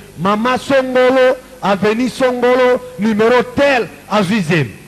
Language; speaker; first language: Lingala; native; Lingala